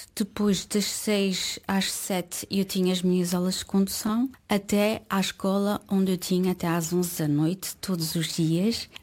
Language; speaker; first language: Portuguese; early bilingual, heritage; Portuguese